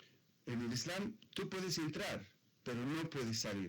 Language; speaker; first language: Spanish; non-native, fluent; Arabic